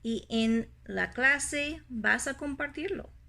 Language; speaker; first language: Spanish; non-native, fluent; English